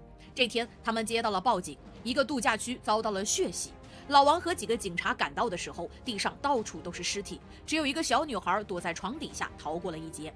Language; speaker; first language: Chinese; native; Chinese